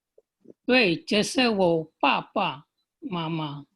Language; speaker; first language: Chinese; non-native, learner; Indonesian